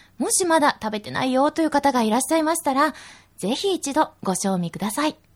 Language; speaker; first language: Japanese; native; Japanese